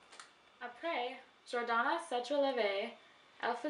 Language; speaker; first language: French; non-native, learner; English